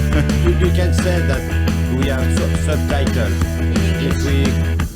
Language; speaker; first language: English; non-native, learner; French